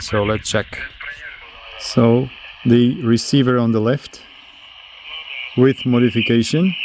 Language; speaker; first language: English; non-native, fluent; Slovak